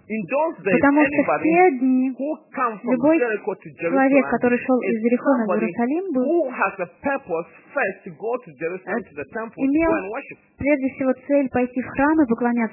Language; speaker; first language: Russian; native; Russian